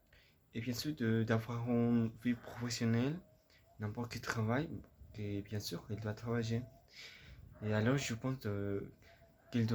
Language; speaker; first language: French; non-native, learner; Spanish